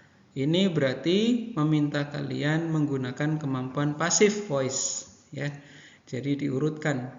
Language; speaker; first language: Indonesian; native; Indonesian